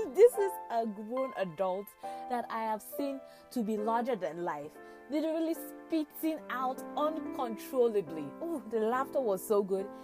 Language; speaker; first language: English; non-native, local second language; Yoruba